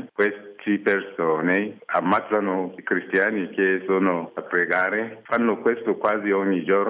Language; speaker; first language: Italian; non-native, fluent; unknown